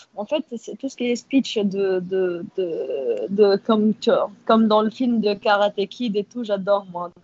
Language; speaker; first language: French; non-native, local second language; Arabic